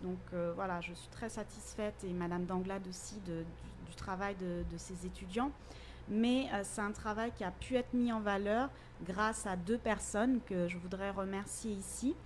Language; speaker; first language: French; native; French